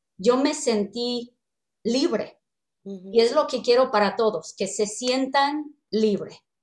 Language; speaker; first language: Spanish; non-native, fluent; English